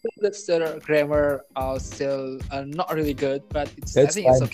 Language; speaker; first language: English; non-native, learner; Indonesian